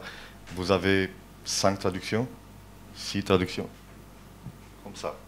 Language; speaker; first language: French; non-native, fluent; Romanian